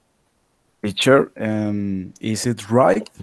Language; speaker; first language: English; non-native, learner; Spanish